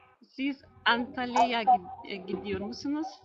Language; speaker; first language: Turkish; non-native, learner; Russian